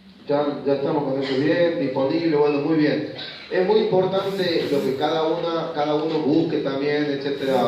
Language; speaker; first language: Spanish; native; Spanish